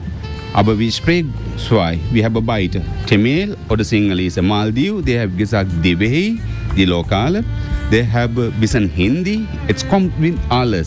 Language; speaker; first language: German; non-native, learner; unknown